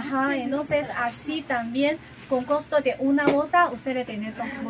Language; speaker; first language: Spanish; non-native, learner; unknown